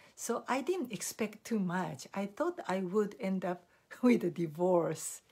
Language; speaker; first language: English; non-native, fluent; Japanese